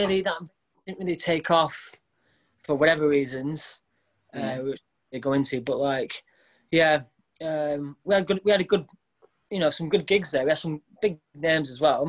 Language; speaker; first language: English; native; English